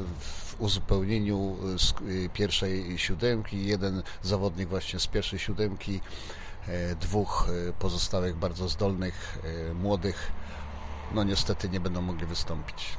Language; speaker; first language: Polish; native; Polish